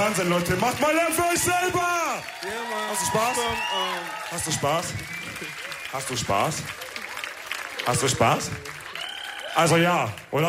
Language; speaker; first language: German; early bilingual, other home language; Wolof